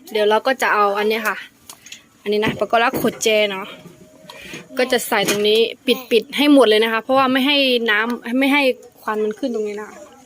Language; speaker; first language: Thai; non-native, local second language; Karen languages